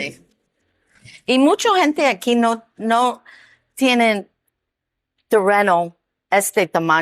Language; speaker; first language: Spanish; non-native, learner; English